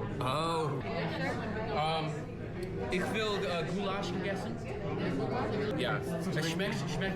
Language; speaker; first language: German; non-native, learner; English